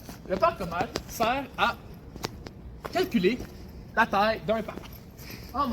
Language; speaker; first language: French; native; French